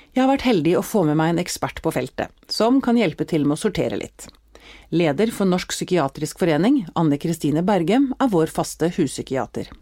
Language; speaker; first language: Norwegian; native; Norwegian